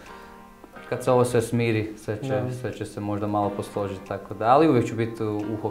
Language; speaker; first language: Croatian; early bilingual, heritage; Croatian